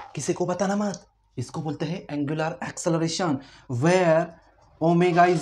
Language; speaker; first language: Hindi; non-native, local second language; Marathi